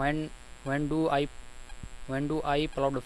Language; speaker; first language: English; non-native, learner; Hindi